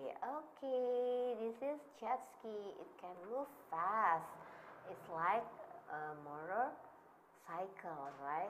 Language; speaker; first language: English; non-native, learner; Indonesian